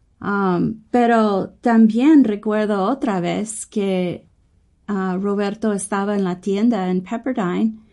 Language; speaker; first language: Spanish; non-native, fluent; English